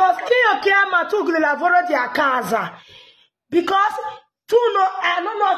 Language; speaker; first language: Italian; non-native, learner; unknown